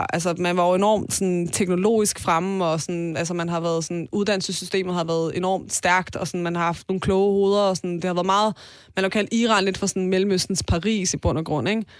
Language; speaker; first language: Danish; early bilingual, other home language; Persian